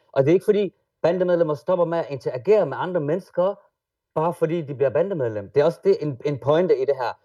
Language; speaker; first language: Danish; early bilingual, other home language; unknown